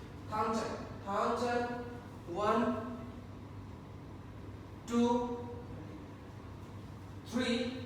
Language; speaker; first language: Vietnamese; non-native, learner; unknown